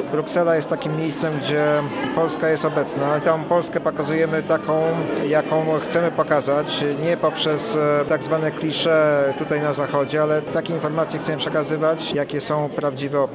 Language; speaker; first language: Polish; native; Polish